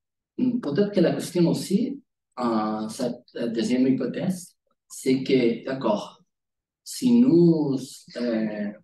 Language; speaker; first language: French; non-native, learner; Spanish